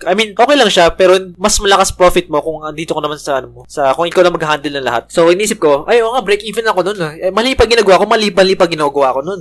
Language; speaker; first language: Filipino; native; Filipino